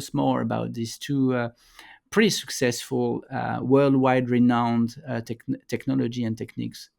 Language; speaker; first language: English; non-native, fluent; French